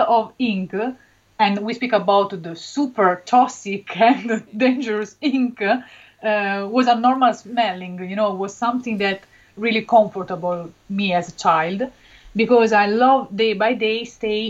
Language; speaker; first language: English; non-native, learner; Italian